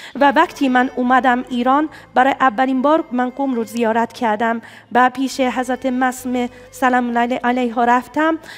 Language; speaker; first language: Persian; non-native, fluent; Japanese